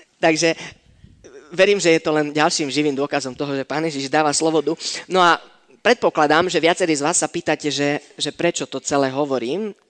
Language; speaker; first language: Slovak; non-native, fluent; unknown